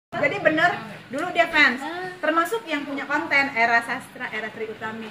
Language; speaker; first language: Indonesian; native; Indonesian